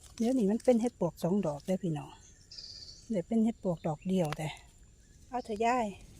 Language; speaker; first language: Thai; native; Thai